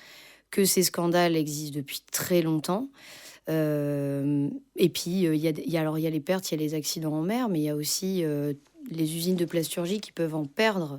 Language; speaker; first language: French; native; French